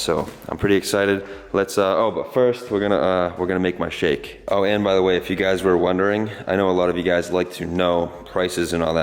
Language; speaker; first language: English; native; English